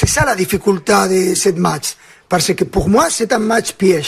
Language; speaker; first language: French; non-native, learner; Spanish